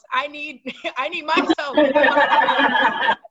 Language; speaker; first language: English; non-native, fluent; Haitian Creole